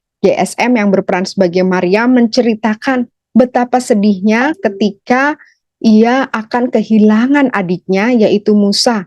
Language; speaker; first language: Indonesian; native; Indonesian